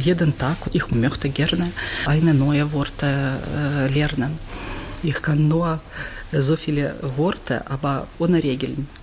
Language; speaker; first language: German; non-native, learner; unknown